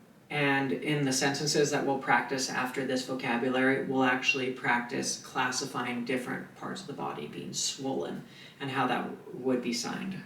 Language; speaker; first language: English; native; English